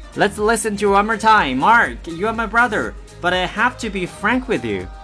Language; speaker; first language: English; non-native, fluent; Chinese